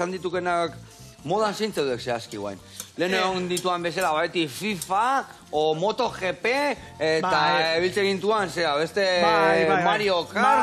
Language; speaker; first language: Basque; native; Basque